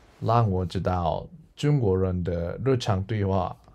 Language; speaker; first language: Chinese; non-native, learner; Korean